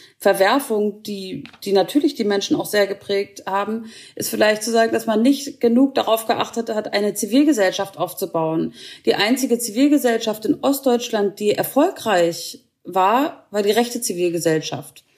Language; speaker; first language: German; native; German